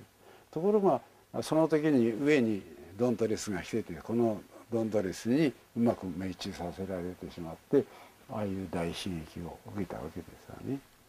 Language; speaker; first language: Japanese; native; Japanese